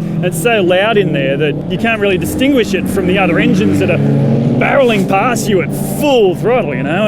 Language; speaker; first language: English; native; English